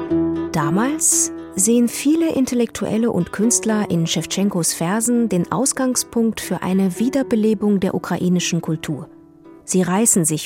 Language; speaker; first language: German; native; German